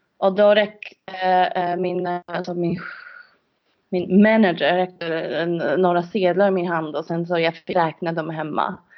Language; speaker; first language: Swedish; non-native, fluent; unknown